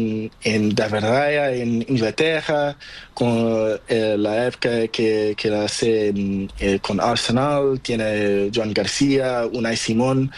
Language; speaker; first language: Spanish; non-native, learner; Portuguese